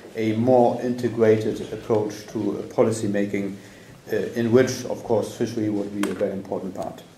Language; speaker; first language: English; non-native, fluent; German